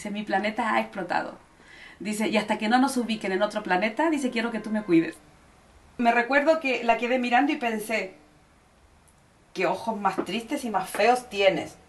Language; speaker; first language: Spanish; native; Spanish